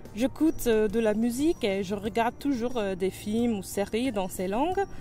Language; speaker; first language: French; non-native, fluent; English